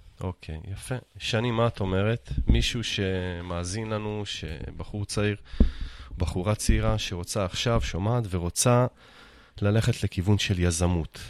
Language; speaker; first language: Hebrew; native; Hebrew